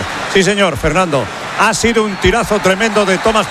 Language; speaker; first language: Spanish; native; Spanish